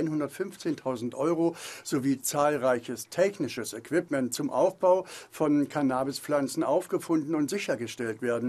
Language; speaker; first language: German; native; German